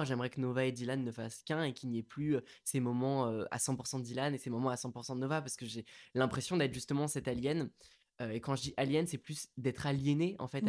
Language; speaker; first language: French; native; French